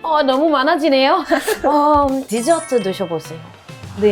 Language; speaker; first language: Korean; non-native, fluent; French